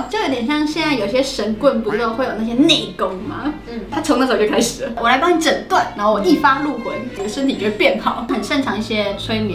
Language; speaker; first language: Chinese; native; Chinese